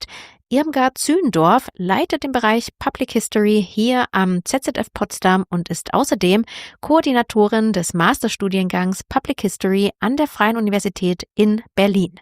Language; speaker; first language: German; native; German